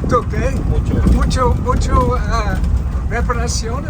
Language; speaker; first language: Spanish; non-native, learner; English